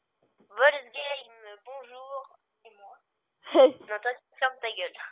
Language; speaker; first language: French; native; French